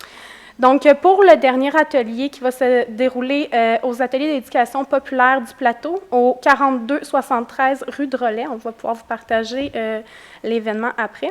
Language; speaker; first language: French; native; French